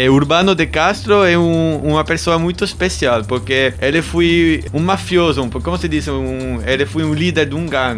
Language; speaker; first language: Portuguese; non-native, learner; German